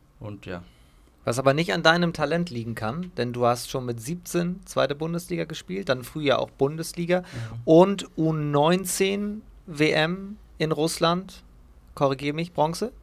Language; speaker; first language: German; native; German